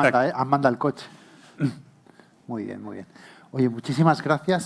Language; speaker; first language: Spanish; native; Spanish